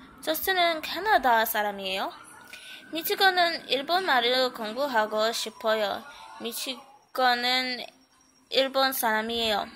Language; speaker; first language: Korean; non-native, learner; English